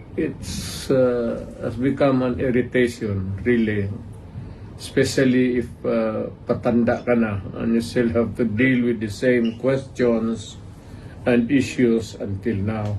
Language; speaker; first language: English; non-native, local second language; Cebuano